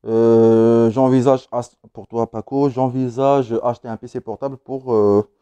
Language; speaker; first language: French; non-native, local second language; Arabic